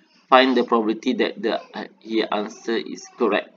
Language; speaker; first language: English; non-native, local second language; Malay